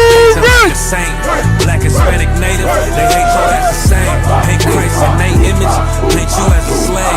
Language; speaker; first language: English; native; English